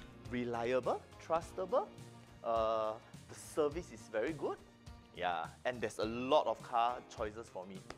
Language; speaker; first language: English; non-native, local second language; Chinese